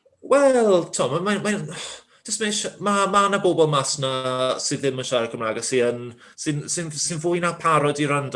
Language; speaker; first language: Welsh; native; Welsh